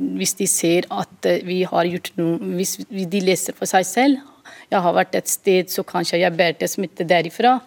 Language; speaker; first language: Norwegian; non-native, fluent; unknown